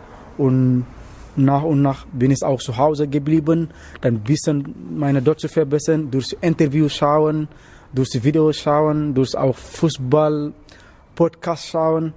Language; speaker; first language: German; non-native, learner; Wolof